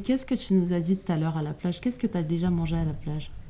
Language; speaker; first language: French; native; French